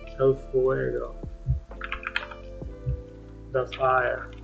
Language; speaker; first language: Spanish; non-native, learner; English